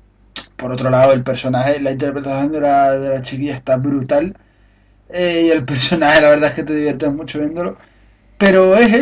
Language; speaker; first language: Spanish; native; Spanish